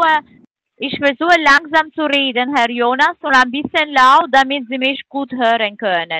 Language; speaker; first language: German; non-native, fluent; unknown